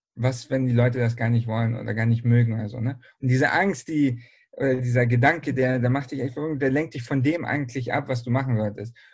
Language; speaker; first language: German; native; German